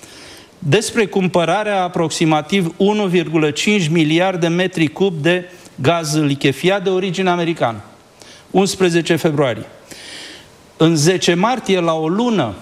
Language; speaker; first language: Romanian; native; Romanian